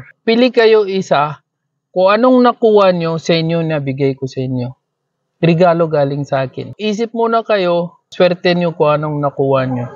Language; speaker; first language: Filipino; non-native, learner; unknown